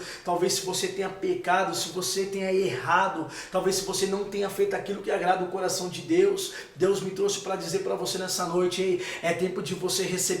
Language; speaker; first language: Portuguese; native; Portuguese